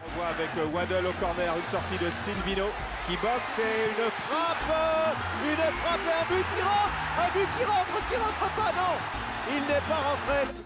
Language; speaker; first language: French; native; French